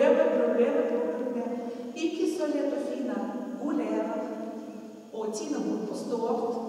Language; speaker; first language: Norwegian; non-native, learner; Russian